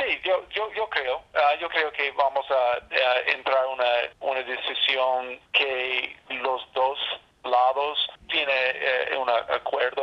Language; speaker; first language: Spanish; non-native, learner; English